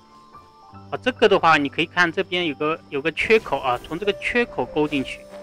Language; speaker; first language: Chinese; native; Chinese